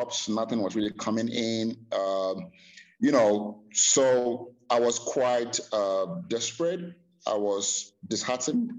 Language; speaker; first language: English; non-native, local second language; Akan